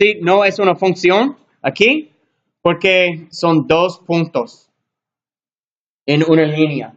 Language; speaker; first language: Spanish; non-native, learner; English